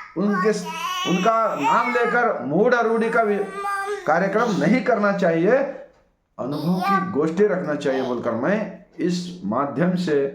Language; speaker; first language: Hindi; non-native, local second language; Kannada